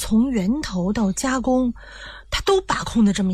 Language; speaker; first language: Chinese; native; Chinese